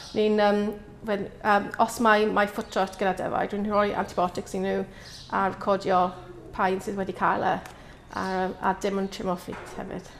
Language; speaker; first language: Welsh; non-native, learner; English